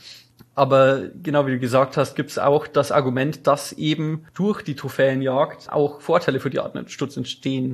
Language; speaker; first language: German; native; German